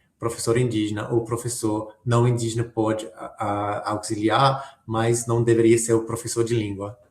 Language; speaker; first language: Portuguese; non-native, fluent; English